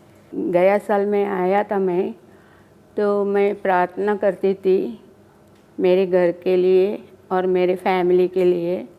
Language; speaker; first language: Hindi; non-native, local second language; Malayalam